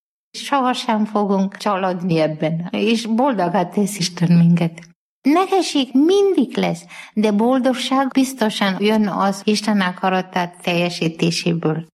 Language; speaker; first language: Hungarian; non-native, learner; Malayalam